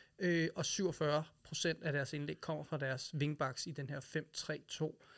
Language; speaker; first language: Danish; native; Danish